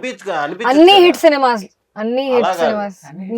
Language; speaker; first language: Telugu; non-native, local second language; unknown